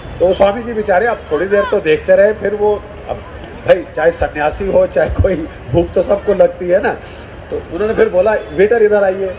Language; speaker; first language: Hindi; native; Hindi